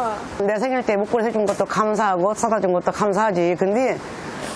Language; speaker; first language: Korean; native; Korean